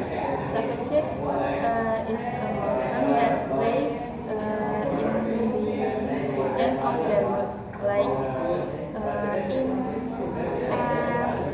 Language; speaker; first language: English; non-native, learner; Indonesian